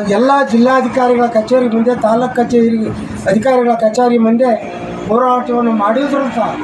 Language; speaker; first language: Kannada; native; Kannada